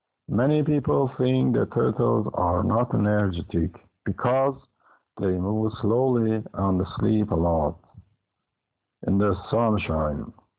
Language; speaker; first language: English; non-native, fluent; Persian